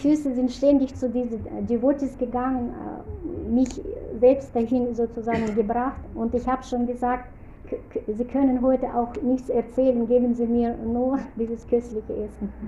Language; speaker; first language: German; non-native, fluent; Russian